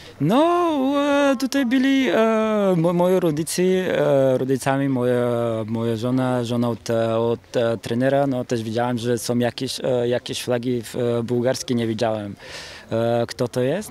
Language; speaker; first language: Polish; non-native, learner; Bulgarian